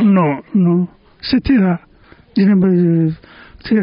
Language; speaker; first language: French; non-native, fluent; Bangla